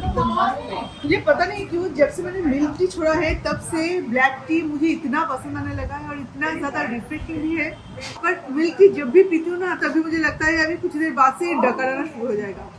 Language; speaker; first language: Hindi; non-native, local second language; Bangla